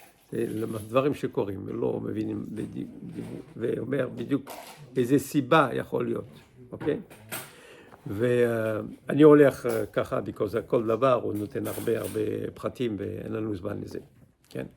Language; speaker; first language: Hebrew; non-native, fluent; English